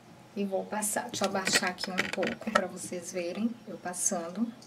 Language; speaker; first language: Portuguese; native; Portuguese